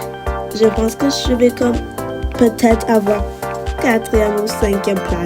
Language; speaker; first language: French; non-native, learner; English